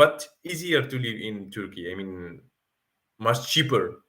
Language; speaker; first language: English; non-native, fluent; Arabic